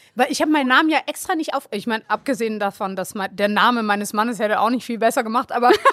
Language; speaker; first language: German; early bilingual, other home language; Kabuverdianu